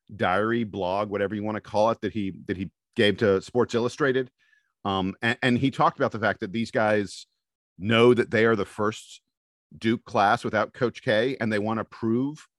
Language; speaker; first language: English; native; English